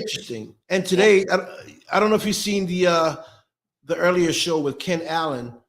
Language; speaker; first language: English; native; English